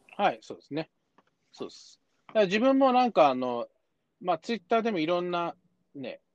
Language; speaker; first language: Japanese; early bilingual, heritage; Japanese